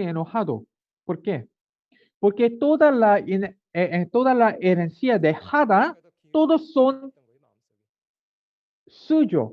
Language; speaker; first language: Spanish; non-native, learner; Korean